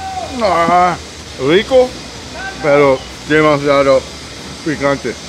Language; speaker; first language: Spanish; non-native, learner; German